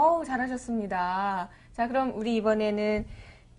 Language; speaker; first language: Korean; native; Korean